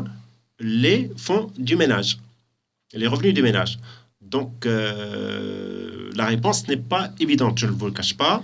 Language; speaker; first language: French; native; French